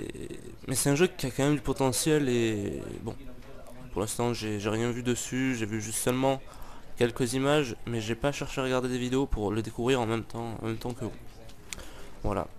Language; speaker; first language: French; native; French